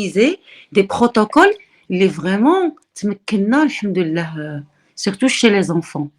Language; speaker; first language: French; non-native, local second language; Arabic